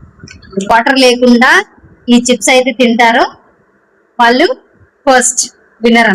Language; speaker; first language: Telugu; native; Telugu